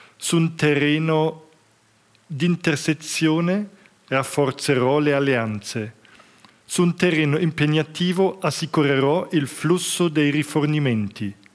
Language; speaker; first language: Italian; non-native, fluent; German